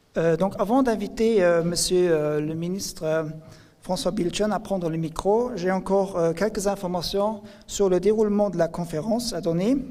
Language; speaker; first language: French; non-native, local second language; Luxembourgish